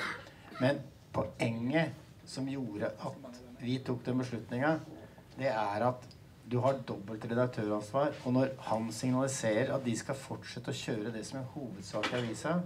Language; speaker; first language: Norwegian; native; Norwegian